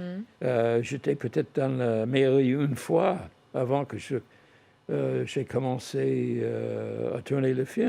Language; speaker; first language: French; non-native, fluent; English